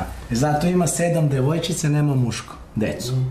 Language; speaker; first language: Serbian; non-native, local second language; Romany